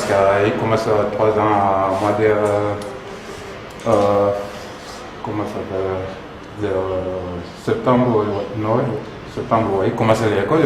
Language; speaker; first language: French; native; French